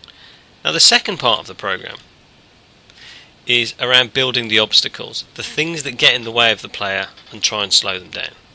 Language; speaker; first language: English; native; English